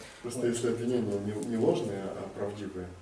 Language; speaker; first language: Russian; native; Russian